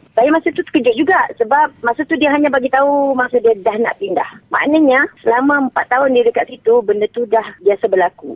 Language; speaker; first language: Malay; non-native, local second language; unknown